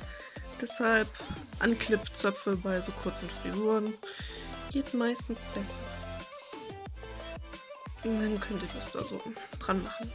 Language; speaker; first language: German; native; German